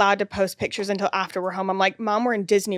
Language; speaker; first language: English; native; English